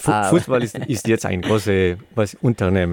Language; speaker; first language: German; non-native, learner; Spanish